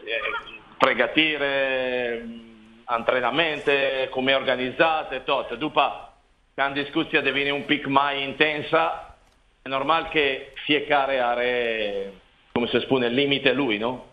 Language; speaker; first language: Romanian; non-native, fluent; Italian